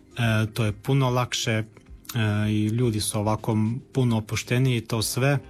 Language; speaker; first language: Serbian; early bilingual, heritage; Croatian